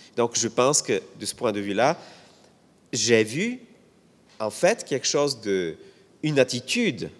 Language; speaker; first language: French; non-native, fluent; Bulgarian